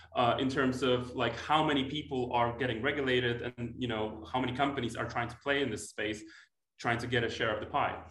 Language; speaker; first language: English; non-native, fluent; Polish